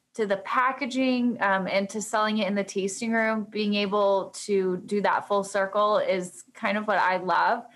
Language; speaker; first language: English; native; English